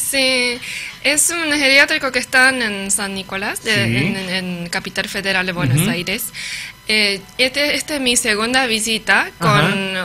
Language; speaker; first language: Spanish; non-native, learner; Japanese